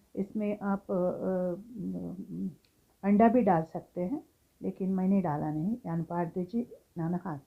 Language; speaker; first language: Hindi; non-native, local second language; Tulu